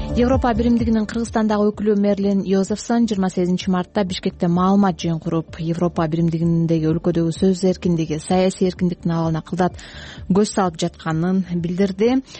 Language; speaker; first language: Kyrgyz; native; Kyrgyz